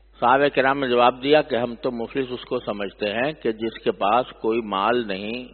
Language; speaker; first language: Urdu; native; Urdu